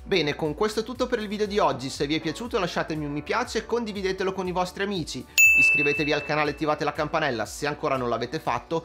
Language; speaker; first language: Italian; native; Italian